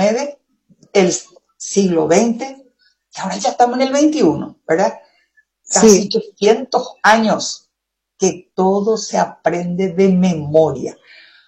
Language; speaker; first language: Spanish; non-native, local second language; Guarani